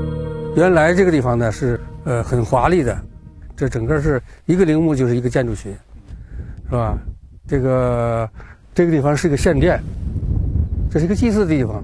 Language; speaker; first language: Chinese; native; Chinese